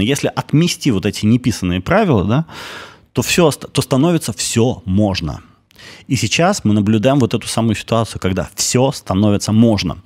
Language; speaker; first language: Russian; native; Russian